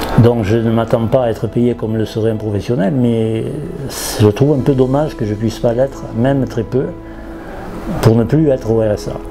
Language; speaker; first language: French; native; French